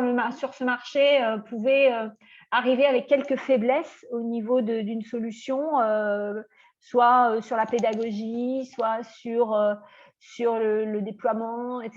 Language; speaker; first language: French; native; French